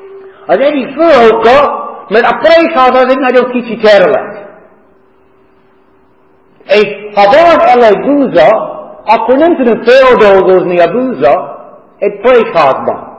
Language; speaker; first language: Hungarian; non-native, fluent; English